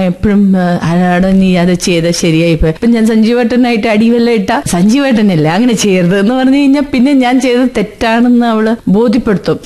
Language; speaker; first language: Malayalam; early bilingual, heritage; Malayalam